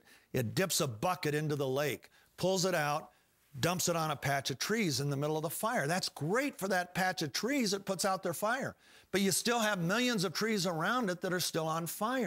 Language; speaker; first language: English; native; English